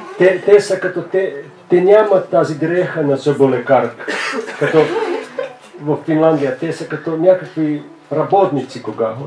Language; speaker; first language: Bulgarian; non-native, fluent; Finnish